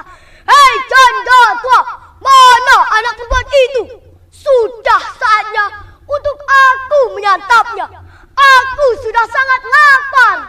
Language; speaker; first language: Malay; non-native, local second language; Javanese